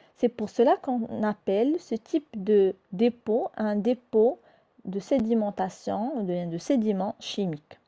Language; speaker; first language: French; non-native, local second language; Arabic